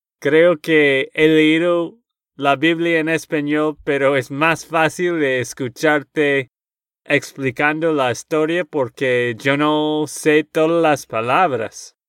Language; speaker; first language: Spanish; non-native, learner; English